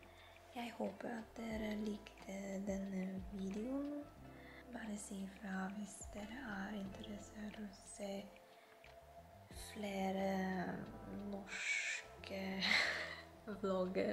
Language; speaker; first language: Norwegian; non-native, learner; Filipino